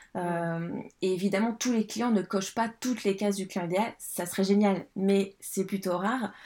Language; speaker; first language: French; native; French